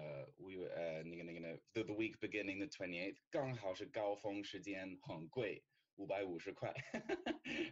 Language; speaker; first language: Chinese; non-native, fluent; English